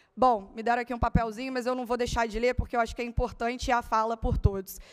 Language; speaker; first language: Portuguese; native; Portuguese